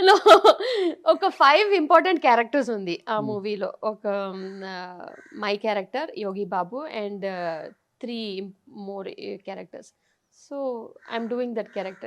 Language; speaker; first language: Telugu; non-native, learner; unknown